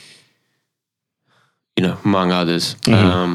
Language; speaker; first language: English; native; English